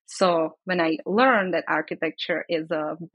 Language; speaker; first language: English; non-native, fluent; Czech